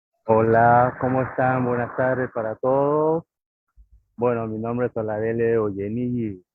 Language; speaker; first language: Spanish; non-native, fluent; Yoruba